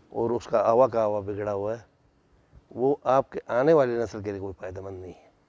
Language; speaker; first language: Urdu; non-native, local second language; Shina